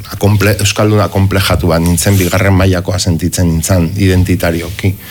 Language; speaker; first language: Basque; non-native, local second language; Spanish